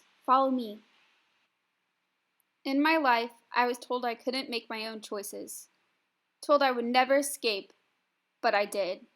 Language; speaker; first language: English; native; English